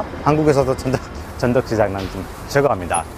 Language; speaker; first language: Korean; non-native, fluent; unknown